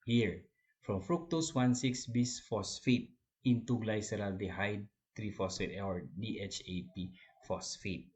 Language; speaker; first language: English; non-native, local second language; Filipino